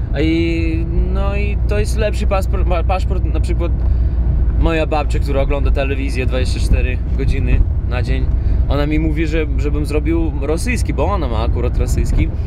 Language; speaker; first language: Polish; non-native, fluent; Russian